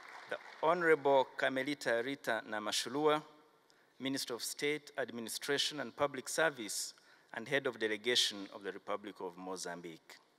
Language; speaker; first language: English; non-native, local second language; Kinyarwanda